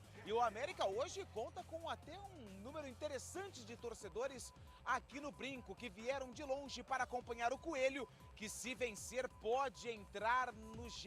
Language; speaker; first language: Portuguese; native; Portuguese